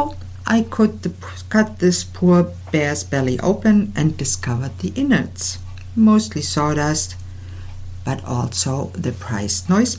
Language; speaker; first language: English; non-native, fluent; German